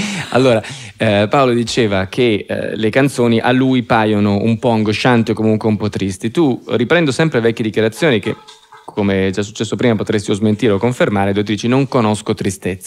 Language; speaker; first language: Italian; native; Italian